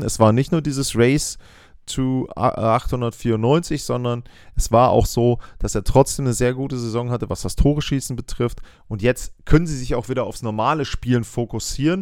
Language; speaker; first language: German; native; German